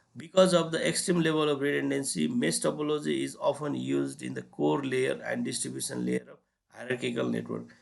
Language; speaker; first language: English; non-native, local second language; Nepali